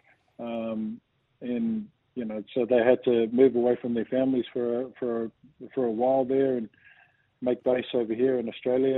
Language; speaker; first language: English; native; English